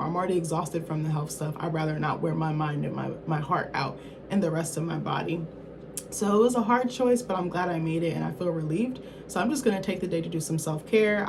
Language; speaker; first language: English; native; English